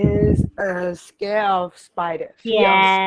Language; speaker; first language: English; non-native, learner; Vietnamese